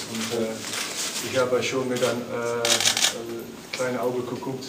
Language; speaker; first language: German; non-native, learner; Dutch